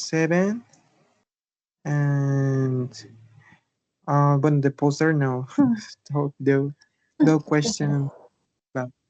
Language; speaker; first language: English; non-native, learner; Spanish